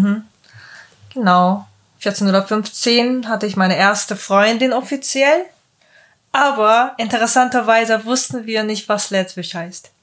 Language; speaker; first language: German; non-native, fluent; Korean